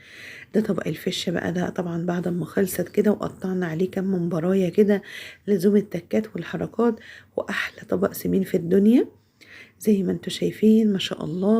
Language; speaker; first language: Arabic; native; Arabic